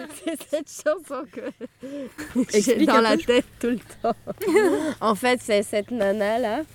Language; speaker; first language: French; non-native, fluent; Portuguese